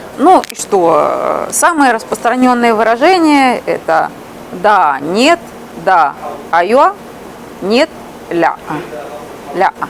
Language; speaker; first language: Russian; native; Russian